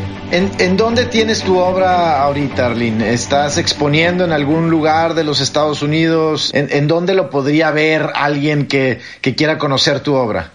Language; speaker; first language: Spanish; native; Spanish